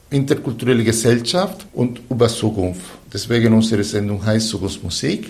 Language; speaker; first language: German; non-native, fluent; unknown